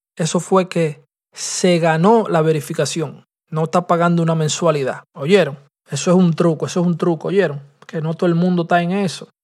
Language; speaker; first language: Spanish; early bilingual, heritage; Spanish